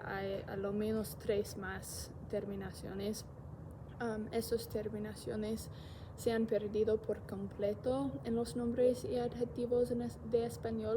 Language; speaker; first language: Spanish; non-native, learner; English